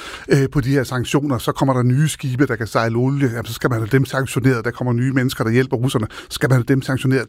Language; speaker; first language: Danish; native; Danish